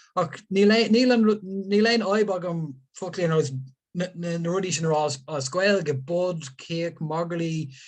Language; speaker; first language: Irish; non-native, local second language; English